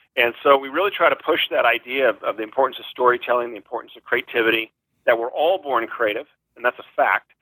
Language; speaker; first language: English; native; English